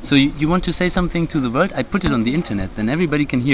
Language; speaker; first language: English; non-native, fluent; German